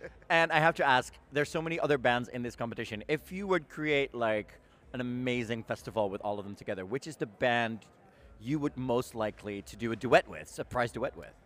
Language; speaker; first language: English; non-native, fluent; Dutch